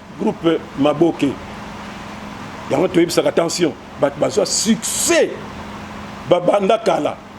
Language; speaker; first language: Lingala; native; Lingala